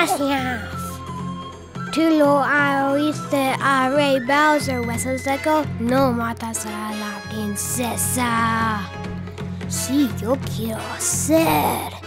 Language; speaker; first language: Spanish; non-native, learner; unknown